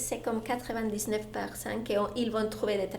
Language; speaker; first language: French; non-native, learner; Spanish